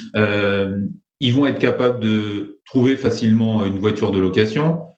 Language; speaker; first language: French; native; French